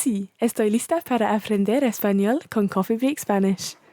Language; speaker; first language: Spanish; non-native, learner; English